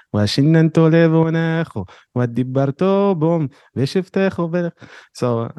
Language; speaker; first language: Hebrew; non-native, local second language; Arabic